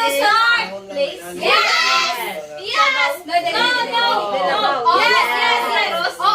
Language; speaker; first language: English; non-native, local second language; Cebuano